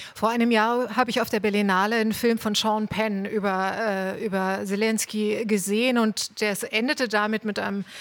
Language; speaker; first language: German; native; German